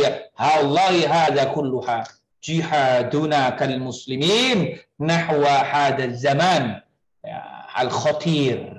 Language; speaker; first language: Arabic; non-native, fluent; Indonesian